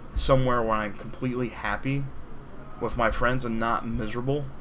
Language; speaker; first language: English; native; English